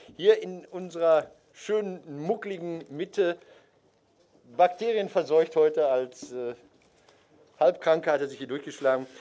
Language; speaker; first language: German; native; German